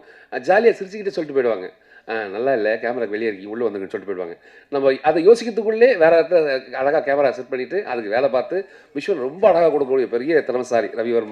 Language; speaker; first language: Tamil; native; Tamil